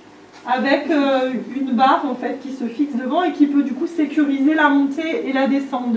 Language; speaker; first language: French; native; French